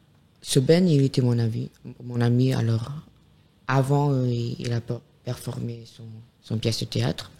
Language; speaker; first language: French; non-native, fluent; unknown